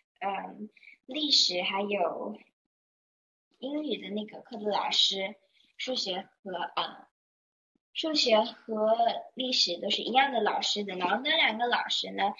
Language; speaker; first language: Chinese; early bilingual, heritage; Chinese